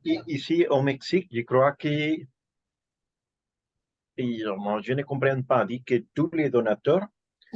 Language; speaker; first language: French; non-native, learner; Spanish